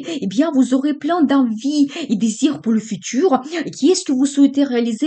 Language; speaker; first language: French; non-native, fluent; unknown